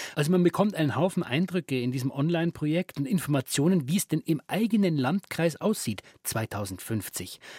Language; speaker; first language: German; native; German